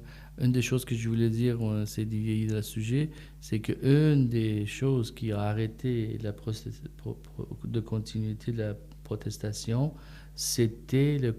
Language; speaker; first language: French; non-native, fluent; Persian